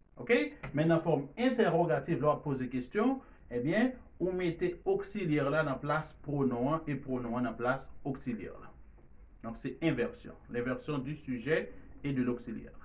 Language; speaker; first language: French; non-native, learner; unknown